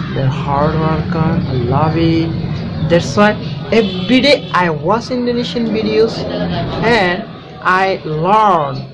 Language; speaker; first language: English; non-native, local second language; Bangla